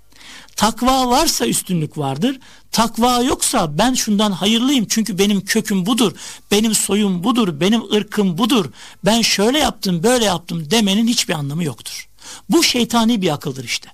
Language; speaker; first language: Turkish; native; Turkish